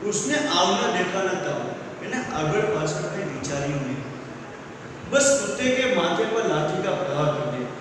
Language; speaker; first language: Hindi; non-native, local second language; Gujarati